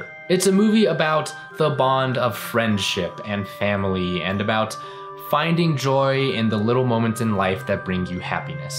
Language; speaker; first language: English; native; English